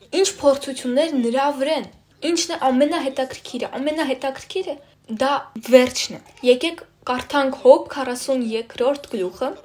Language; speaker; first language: Armenian; non-native, local second language; Russian